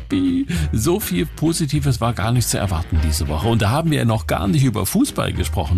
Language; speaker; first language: German; native; German